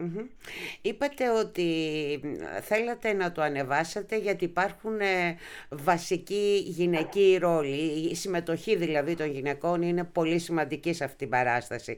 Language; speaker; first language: Greek; native; Greek